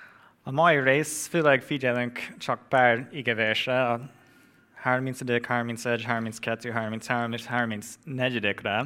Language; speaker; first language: Hungarian; non-native, fluent; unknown